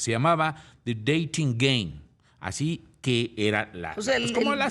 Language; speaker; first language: Spanish; native; Spanish